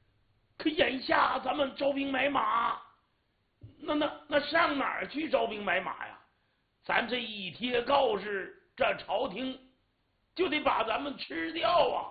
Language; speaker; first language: Chinese; native; Chinese